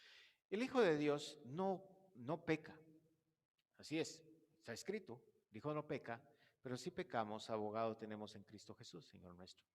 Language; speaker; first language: Spanish; native; Spanish